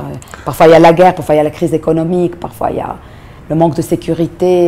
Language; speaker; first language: French; non-native, local second language; Arabic